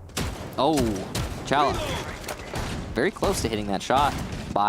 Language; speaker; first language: English; native; English